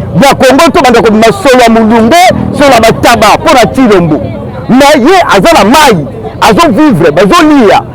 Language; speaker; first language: Lingala; native; Lingala